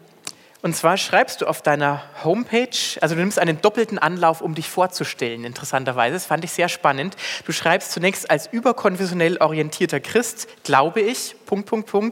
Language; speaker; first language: German; native; German